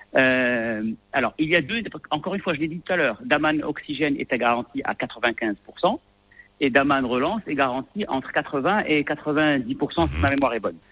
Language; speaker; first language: French; non-native, local second language; Arabic